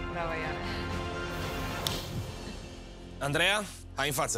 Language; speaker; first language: Romanian; native; Romanian